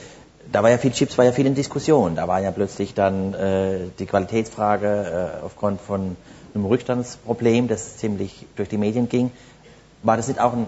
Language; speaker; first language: German; native; German